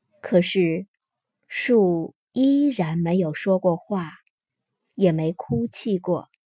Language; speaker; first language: Chinese; native; Chinese